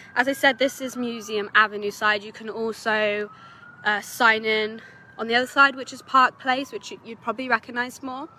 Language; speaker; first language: English; native; English